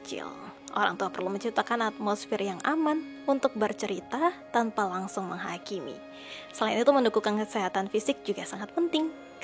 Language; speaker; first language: Indonesian; native; Indonesian